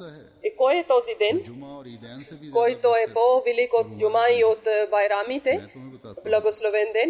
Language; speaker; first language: Bulgarian; non-native, local second language; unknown